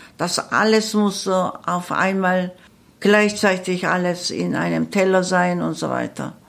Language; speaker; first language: German; non-native, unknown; Korean